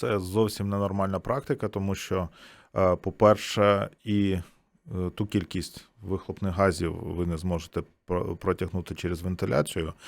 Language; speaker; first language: Ukrainian; native; Ukrainian